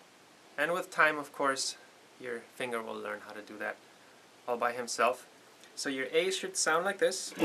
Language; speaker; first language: English; native; English